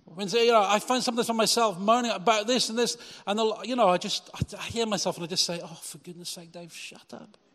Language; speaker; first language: English; native; English